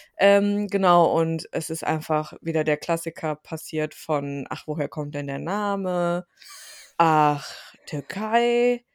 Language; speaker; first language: German; early bilingual, other home language; Turkish